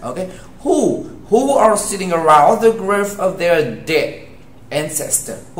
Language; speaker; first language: English; non-native, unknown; Vietnamese